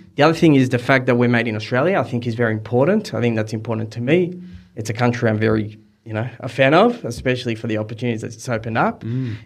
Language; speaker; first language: English; early bilingual, other home language; Hebrew